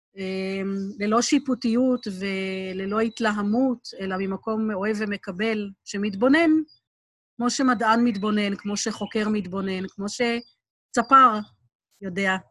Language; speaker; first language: Hebrew; native; Hebrew